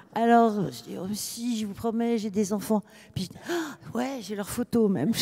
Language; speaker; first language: French; native; French